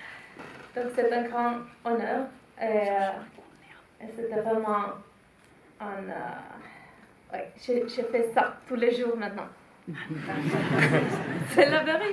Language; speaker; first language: French; non-native, fluent; Finnish